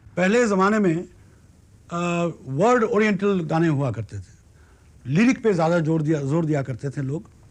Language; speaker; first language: Hindi; non-native, local second language; Bangla